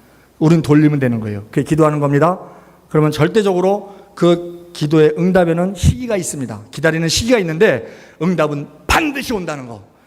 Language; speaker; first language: Korean; native; Korean